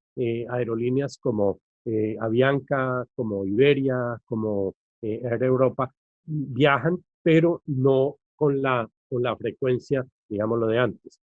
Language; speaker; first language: Spanish; native; Spanish